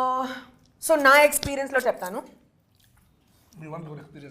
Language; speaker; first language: Telugu; non-native, learner; Hindi